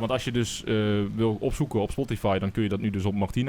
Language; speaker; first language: Dutch; native; Dutch